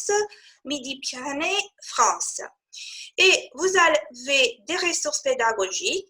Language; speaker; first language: French; non-native, fluent; Romanian